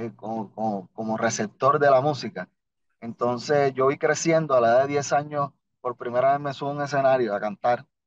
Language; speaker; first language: Spanish; native; Spanish